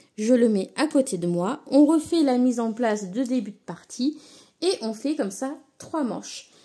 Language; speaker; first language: French; native; French